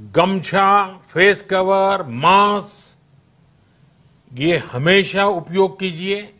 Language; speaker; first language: Hindi; non-native, local second language; Gujarati